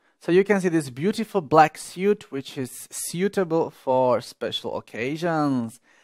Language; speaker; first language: English; non-native, fluent; Slovak